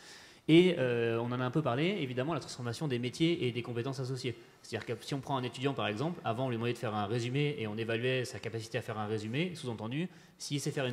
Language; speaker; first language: French; native; French